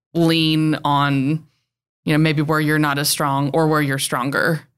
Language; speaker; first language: English; native; English